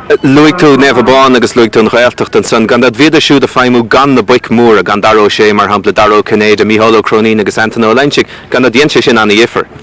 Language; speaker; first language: Irish; native; Irish